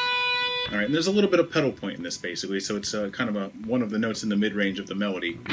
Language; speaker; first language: English; native; English